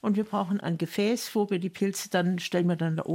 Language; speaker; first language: German; native; German